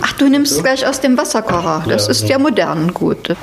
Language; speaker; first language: German; native; German